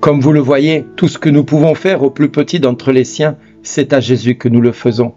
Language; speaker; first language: French; native; French